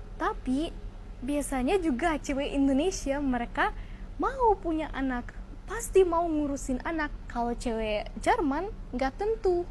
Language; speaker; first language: Indonesian; non-native, fluent; German